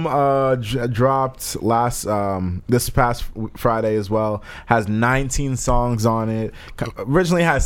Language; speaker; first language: English; native; English